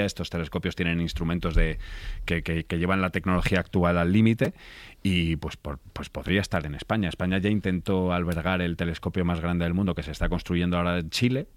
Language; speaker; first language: Spanish; native; Spanish